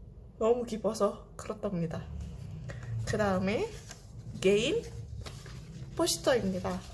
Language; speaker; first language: Korean; non-native, fluent; Indonesian